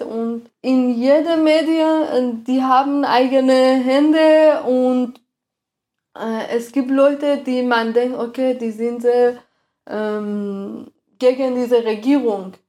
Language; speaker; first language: German; non-native, fluent; Persian